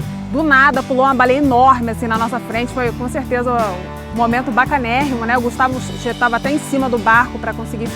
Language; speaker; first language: Portuguese; native; Portuguese